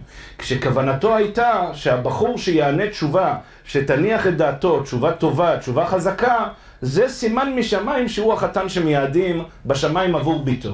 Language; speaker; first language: Hebrew; native; Hebrew